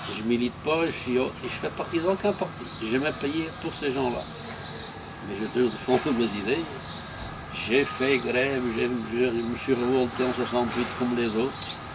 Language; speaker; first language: French; non-native, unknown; Portuguese